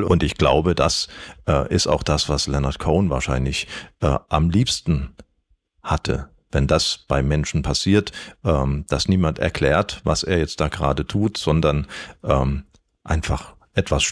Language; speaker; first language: German; native; German